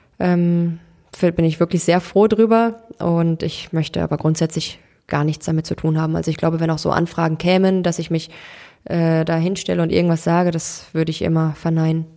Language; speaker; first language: German; early bilingual, other home language; Turkish